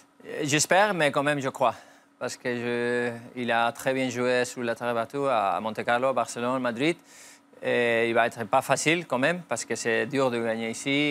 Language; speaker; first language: French; non-native, fluent; Spanish